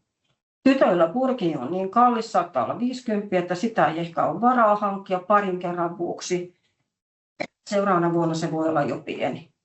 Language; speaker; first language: Finnish; native; Finnish